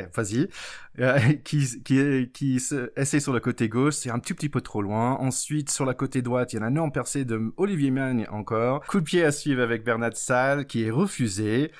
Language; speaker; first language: French; non-native, fluent; English